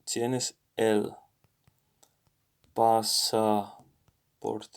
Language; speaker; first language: Spanish; non-native, learner; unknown